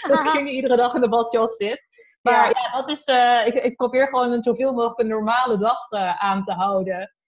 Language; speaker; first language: Dutch; native; Dutch